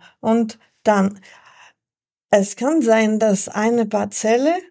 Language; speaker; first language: German; non-native, learner; French